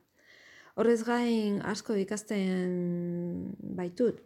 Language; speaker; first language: Basque; non-native, learner; Spanish